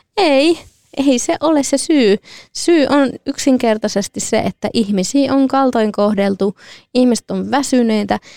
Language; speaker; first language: Finnish; early bilingual, other home language; Kurdish